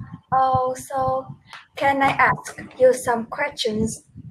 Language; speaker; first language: English; non-native, learner; Vietnamese